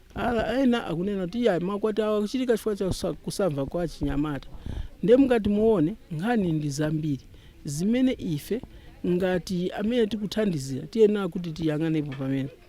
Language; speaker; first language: Nyanja; native; Nyanja